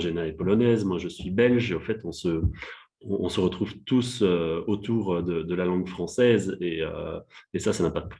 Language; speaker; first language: French; native; French